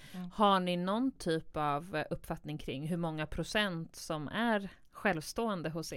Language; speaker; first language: Swedish; native; Swedish